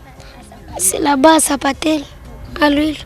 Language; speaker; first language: French; non-native, learner; Swahili